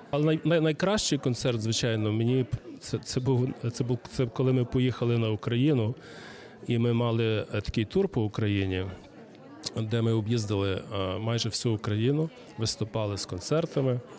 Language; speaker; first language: Ukrainian; early bilingual, heritage; Ukrainian